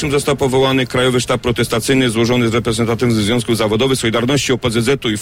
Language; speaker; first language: Polish; native; Polish